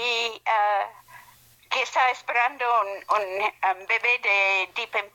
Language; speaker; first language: Spanish; non-native, fluent; English